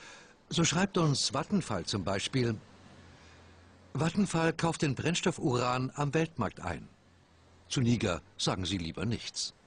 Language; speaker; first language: German; native; German